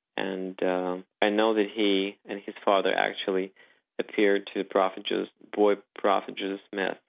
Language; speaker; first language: English; non-native, fluent; Ukrainian